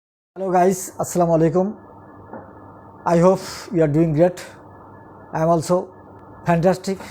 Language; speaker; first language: English; non-native, local second language; Bangla